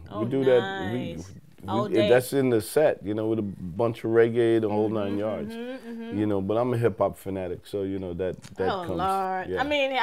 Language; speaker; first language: English; native; English